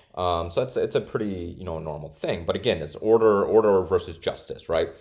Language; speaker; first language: English; native; English